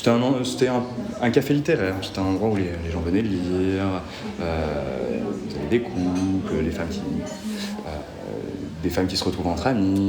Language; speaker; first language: French; native; French